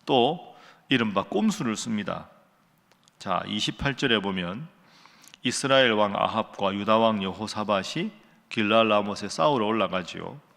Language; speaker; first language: Korean; native; Korean